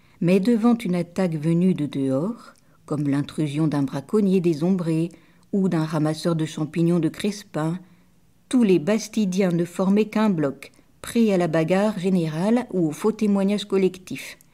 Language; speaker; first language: French; native; French